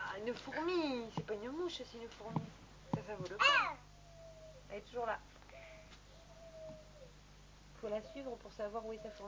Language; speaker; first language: French; native; French